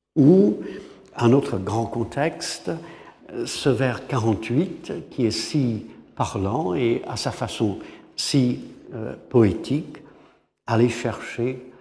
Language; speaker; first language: French; non-native, fluent; English